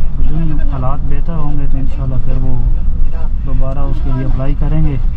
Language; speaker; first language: Urdu; non-native, local second language; Punjabi